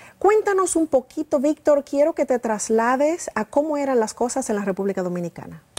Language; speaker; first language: Spanish; native; Spanish